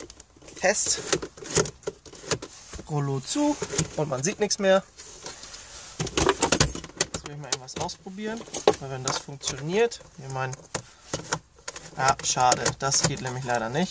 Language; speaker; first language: German; native; German